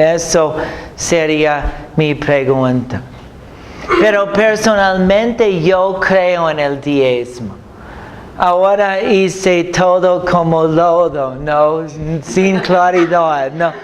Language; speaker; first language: Spanish; non-native, fluent; English